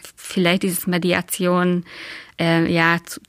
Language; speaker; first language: German; non-native, fluent; Hungarian